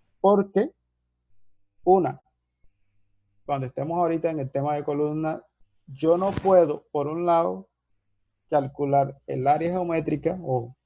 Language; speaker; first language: Spanish; native; Spanish